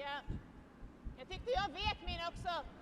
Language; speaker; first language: Swedish; native; Swedish